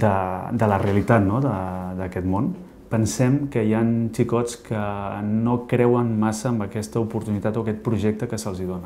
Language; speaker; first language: Catalan; native; Catalan